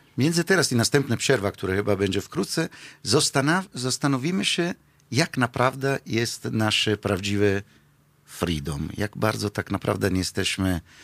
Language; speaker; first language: Polish; non-native, fluent; Italian